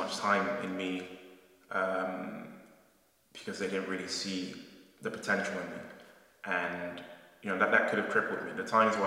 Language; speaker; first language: English; native; English